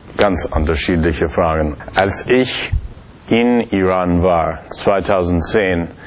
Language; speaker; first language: German; early bilingual, other home language; Persian